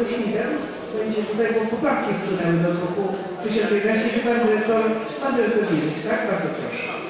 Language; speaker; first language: Polish; native; Polish